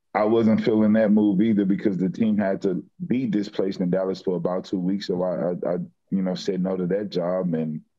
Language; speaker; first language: English; native; English